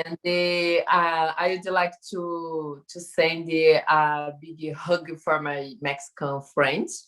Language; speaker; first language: English; non-native, learner; Portuguese